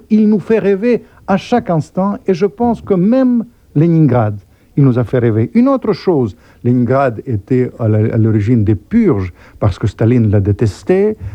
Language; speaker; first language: French; non-native, fluent; Russian